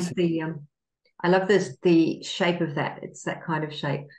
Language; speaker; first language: English; native; English